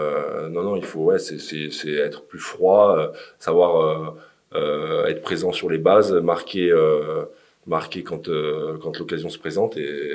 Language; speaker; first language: French; native; French